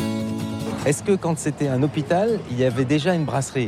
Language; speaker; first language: French; native; French